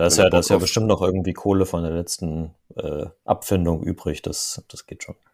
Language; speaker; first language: German; native; German